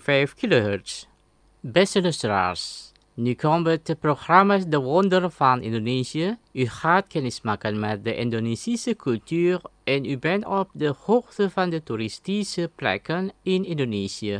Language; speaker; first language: Dutch; non-native, learner; Indonesian